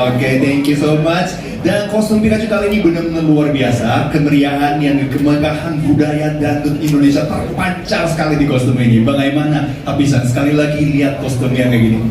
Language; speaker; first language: Indonesian; non-native, fluent; Japanese